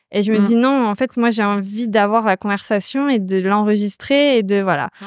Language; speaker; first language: French; native; French